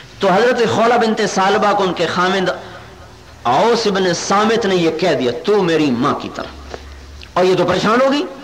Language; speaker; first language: Urdu; non-native, local second language; Punjabi